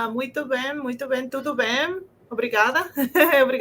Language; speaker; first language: Portuguese; non-native, fluent; Spanish